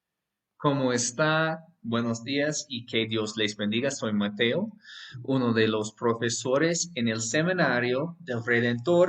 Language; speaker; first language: Spanish; non-native, fluent; English